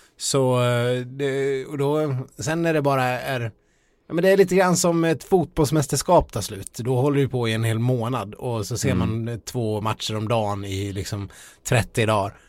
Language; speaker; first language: Swedish; native; Swedish